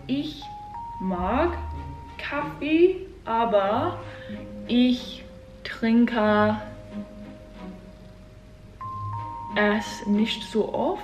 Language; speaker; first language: German; non-native, learner; English